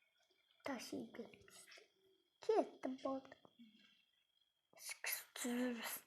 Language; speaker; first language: Turkish; non-native, learner; Kazakh